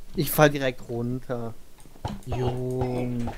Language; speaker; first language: German; native; German